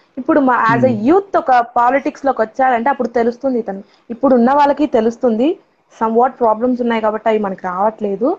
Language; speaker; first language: Telugu; non-native, local second language; Tamil